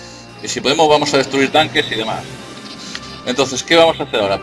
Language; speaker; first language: Spanish; native; Spanish